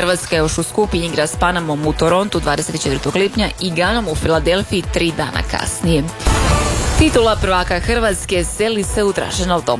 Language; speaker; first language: Serbian; native; Serbian